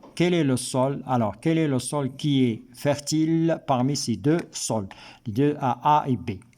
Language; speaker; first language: French; non-native, local second language; Arabic